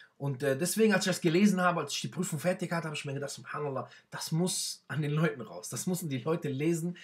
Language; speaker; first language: German; non-native, fluent; Arabic